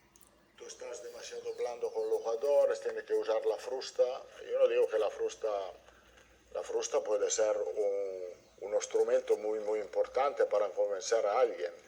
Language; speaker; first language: Spanish; non-native, fluent; Italian